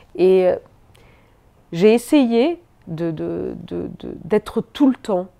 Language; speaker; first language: French; native; French